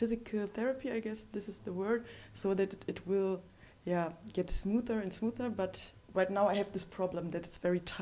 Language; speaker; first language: English; non-native, fluent; German